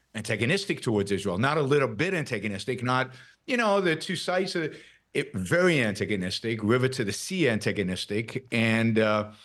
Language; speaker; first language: English; non-native, fluent; Hebrew